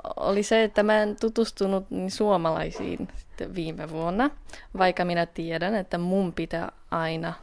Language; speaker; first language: Finnish; non-native, fluent; Slovak